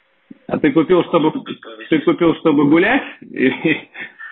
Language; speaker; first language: Russian; native; Russian